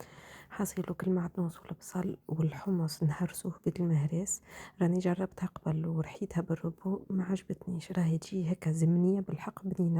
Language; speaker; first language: Arabic; native; Arabic